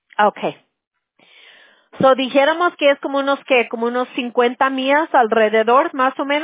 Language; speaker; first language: Spanish; early bilingual, heritage; Spanish